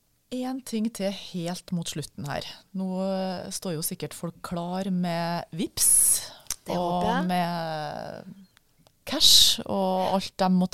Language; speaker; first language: Norwegian; native; Norwegian